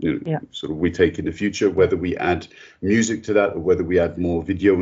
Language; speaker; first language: English; native; English